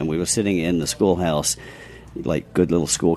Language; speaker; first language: English; native; English